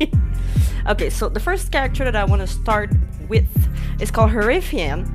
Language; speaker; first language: English; non-native, fluent; French